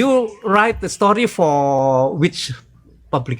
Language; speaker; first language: English; non-native, learner; Indonesian